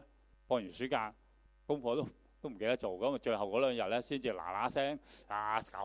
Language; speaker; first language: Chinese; non-native, local second language; Cantonese